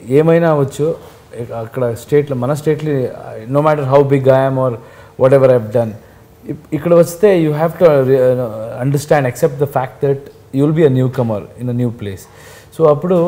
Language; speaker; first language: Telugu; non-native, fluent; Kannada